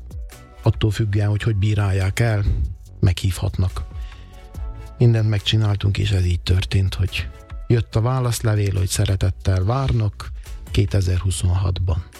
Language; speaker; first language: Hungarian; native; Hungarian